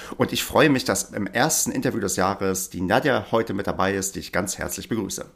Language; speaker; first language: German; native; German